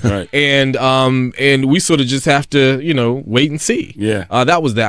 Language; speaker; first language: English; native; English